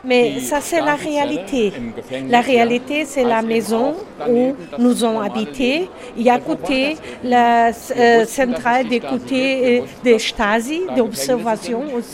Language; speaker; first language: French; non-native, learner; German